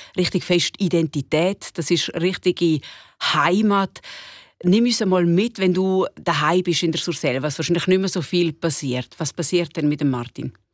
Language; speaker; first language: German; native; German